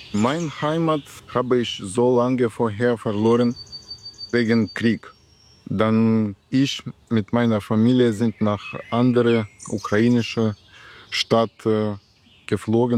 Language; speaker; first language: German; non-native, learner; Russian